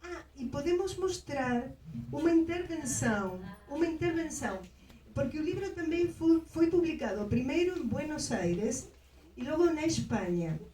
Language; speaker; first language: Portuguese; non-native, fluent; Spanish